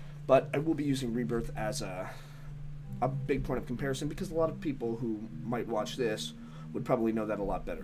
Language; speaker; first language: English; native; English